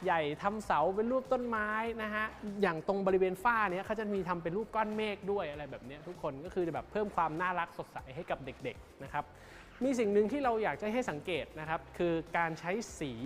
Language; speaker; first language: Thai; native; Thai